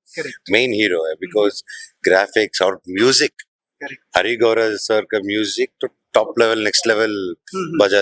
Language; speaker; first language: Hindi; non-native, local second language; Telugu